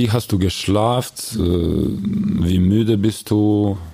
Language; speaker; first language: German; non-native, learner; Croatian